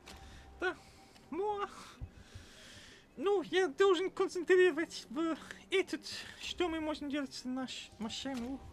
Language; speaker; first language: Russian; non-native, learner; English